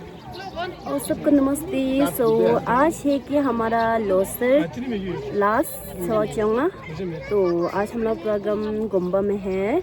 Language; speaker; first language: Hindi; non-native, local second language; Tibetan